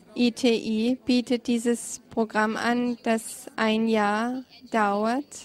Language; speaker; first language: German; non-native, fluent; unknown